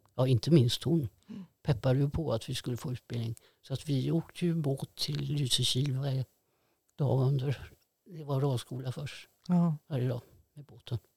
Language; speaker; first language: Swedish; native; Swedish